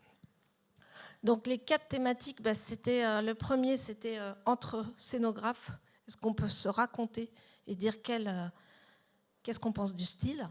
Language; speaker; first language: French; native; French